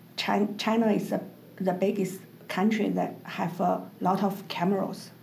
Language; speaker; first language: English; non-native, learner; Chinese